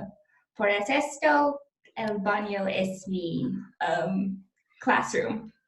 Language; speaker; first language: Spanish; non-native, learner; English